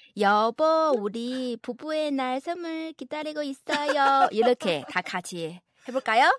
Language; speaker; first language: Korean; non-native, fluent; Chinese